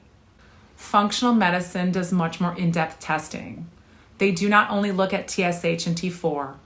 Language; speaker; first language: English; native; English